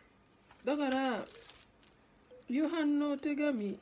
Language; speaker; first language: Japanese; non-native, learner; Ganda